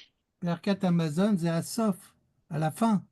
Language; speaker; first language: Hebrew; non-native, learner; French